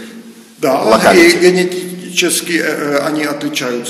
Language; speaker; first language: Russian; non-native, fluent; Czech